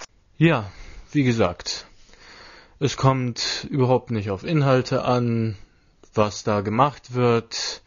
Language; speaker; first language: German; native; German